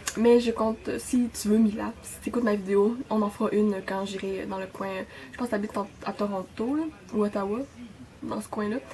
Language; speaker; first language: French; native; French